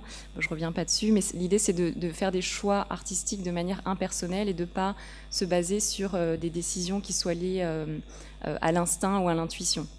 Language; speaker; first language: French; native; French